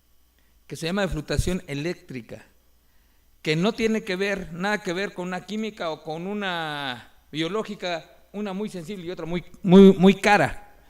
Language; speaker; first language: Spanish; native; Spanish